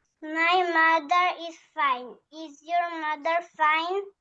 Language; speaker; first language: English; non-native, learner; Bangla